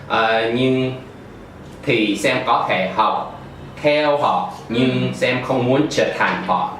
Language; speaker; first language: Vietnamese; non-native, fluent; English